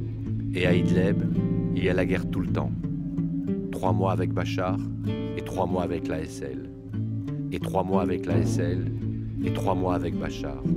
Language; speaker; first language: French; non-native, learner; Arabic